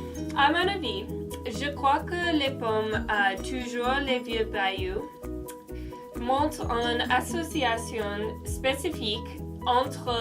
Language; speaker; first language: French; non-native, learner; English